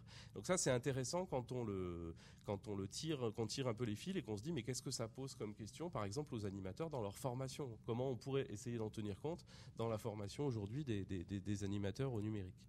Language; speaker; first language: French; native; French